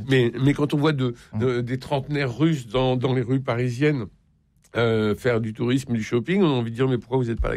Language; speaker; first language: French; native; French